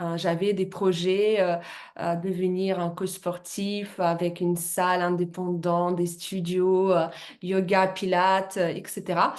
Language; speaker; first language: French; non-native, fluent; Russian